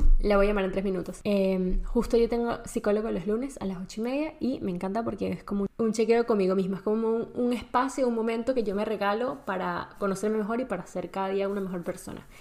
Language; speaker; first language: Spanish; native; Spanish